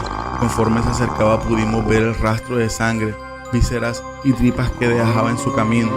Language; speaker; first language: Spanish; native; Spanish